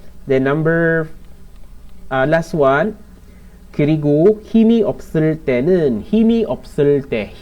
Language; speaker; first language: Korean; non-native, learner; Filipino